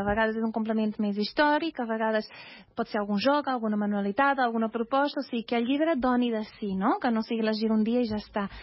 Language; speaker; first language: Catalan; non-native, fluent; Portuguese